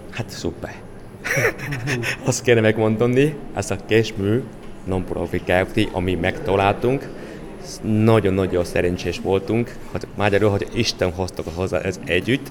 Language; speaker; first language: Hungarian; non-native, learner; Chinese